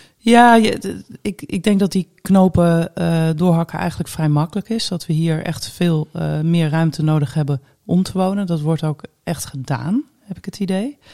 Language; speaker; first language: Dutch; native; Dutch